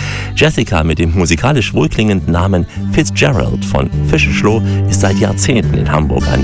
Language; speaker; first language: German; native; German